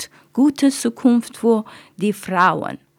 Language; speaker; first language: German; non-native, learner; Persian